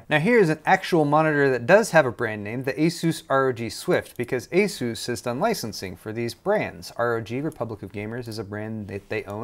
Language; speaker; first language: English; native; English